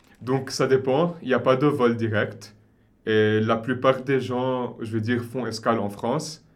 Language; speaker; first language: French; non-native, local second language; Arabic